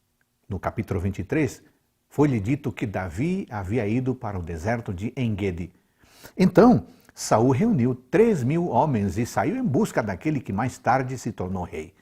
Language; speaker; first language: Portuguese; native; Portuguese